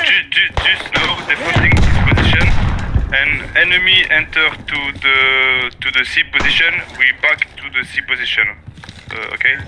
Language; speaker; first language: English; non-native, learner; French